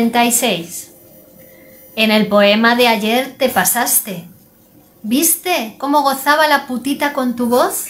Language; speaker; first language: Spanish; native; Spanish